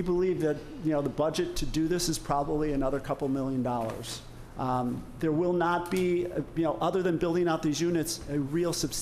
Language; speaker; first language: English; native; English